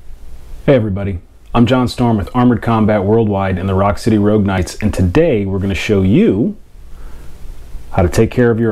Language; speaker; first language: English; native; English